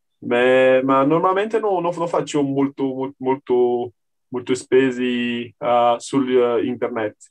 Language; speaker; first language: Italian; non-native, learner; Portuguese